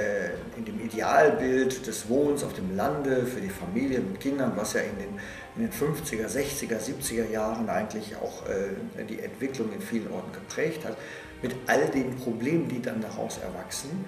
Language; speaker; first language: German; native; German